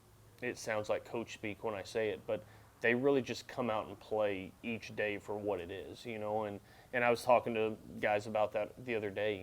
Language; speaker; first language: English; native; English